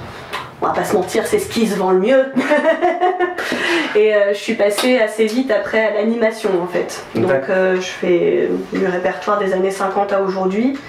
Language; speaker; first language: French; native; French